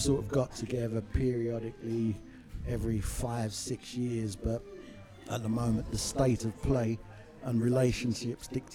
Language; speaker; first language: English; native; English